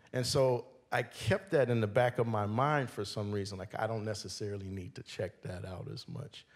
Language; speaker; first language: English; native; English